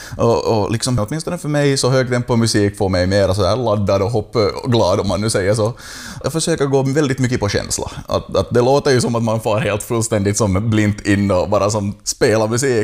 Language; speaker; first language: Swedish; native; Swedish